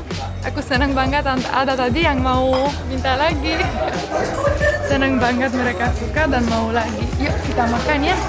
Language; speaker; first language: Indonesian; non-native, fluent; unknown